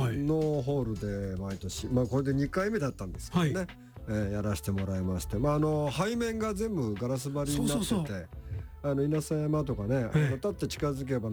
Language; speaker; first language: Japanese; native; Japanese